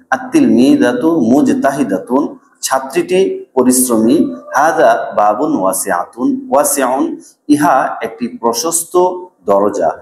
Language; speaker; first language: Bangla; native; Bangla